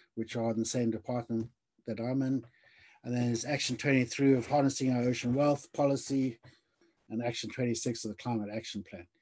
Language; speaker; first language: English; native; English